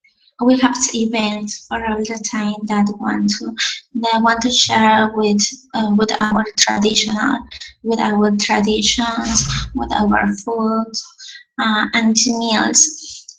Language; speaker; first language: English; non-native, learner; Spanish